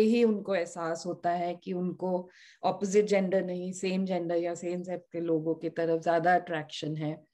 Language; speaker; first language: Hindi; native; Hindi